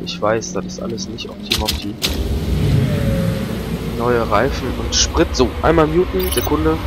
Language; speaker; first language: German; native; German